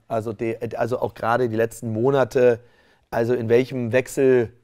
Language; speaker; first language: German; native; German